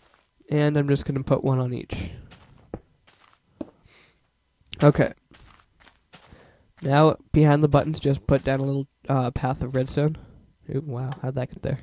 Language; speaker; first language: English; native; English